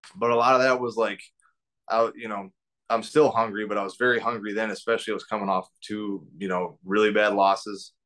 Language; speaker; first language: English; native; English